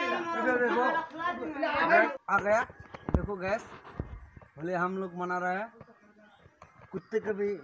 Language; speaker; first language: Hindi; non-native, local second language; Bangla